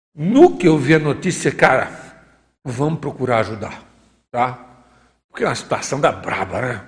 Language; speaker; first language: Portuguese; native; Portuguese